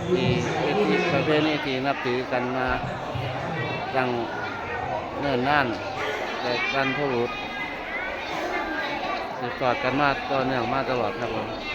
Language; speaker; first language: Thai; non-native, local second language; Northeastern Thai